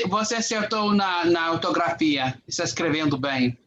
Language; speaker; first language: Portuguese; non-native, fluent; English